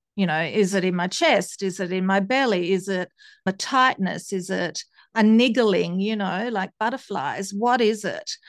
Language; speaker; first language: English; native; English